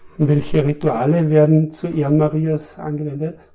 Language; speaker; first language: German; native; German